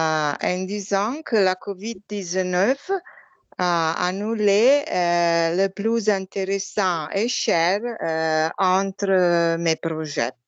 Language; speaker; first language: French; non-native, learner; Italian